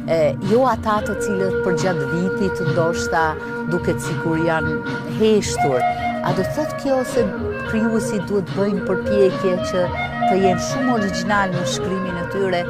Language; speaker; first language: Albanian; native; Albanian